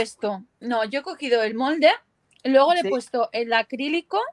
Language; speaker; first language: Spanish; native; Spanish